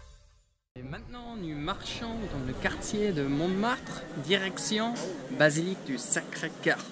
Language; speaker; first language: French; non-native, fluent; English